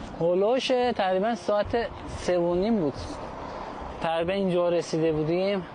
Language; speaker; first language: Persian; non-native, local second language; Azerbaijani